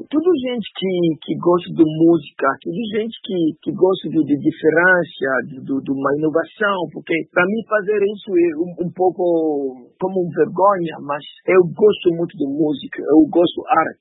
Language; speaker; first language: Portuguese; non-native, learner; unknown